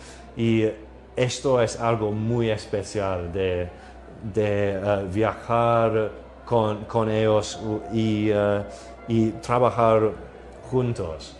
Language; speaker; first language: Spanish; non-native, learner; English